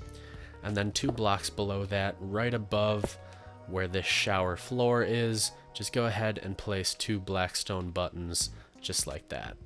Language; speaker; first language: English; native; English